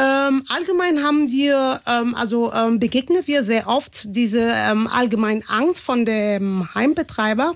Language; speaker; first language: German; non-native, fluent; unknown